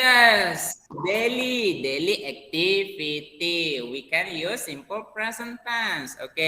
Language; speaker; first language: English; non-native, learner; Indonesian